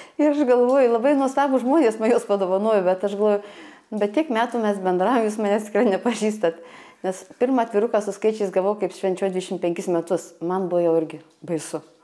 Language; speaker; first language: Lithuanian; native; Lithuanian